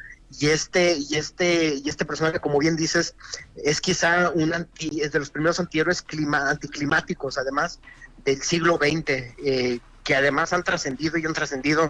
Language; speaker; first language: Spanish; native; Spanish